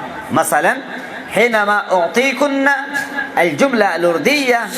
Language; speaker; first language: Arabic; non-native, fluent; Urdu